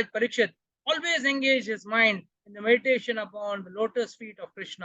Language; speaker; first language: English; non-native, local second language; Hindi